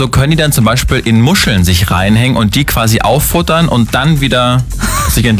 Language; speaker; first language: German; native; German